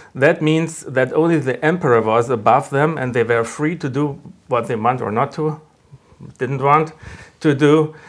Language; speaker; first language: English; non-native, fluent; German